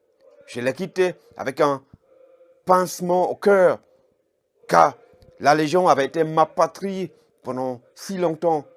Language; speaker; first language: French; non-native, fluent; German